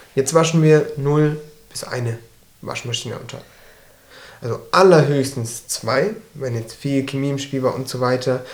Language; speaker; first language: German; early bilingual, other home language; Turkish